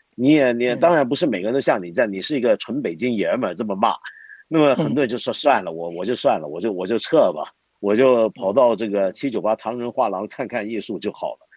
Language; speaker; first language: Chinese; non-native, local second language; Cantonese